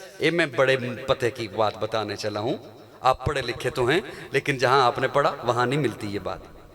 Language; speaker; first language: Urdu; non-native, local second language; Punjabi